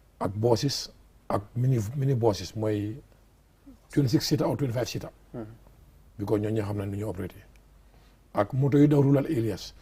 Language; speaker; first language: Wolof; non-native, local second language; Mandingo